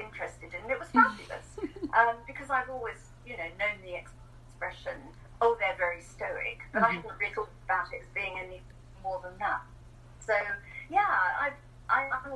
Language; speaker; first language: English; native; English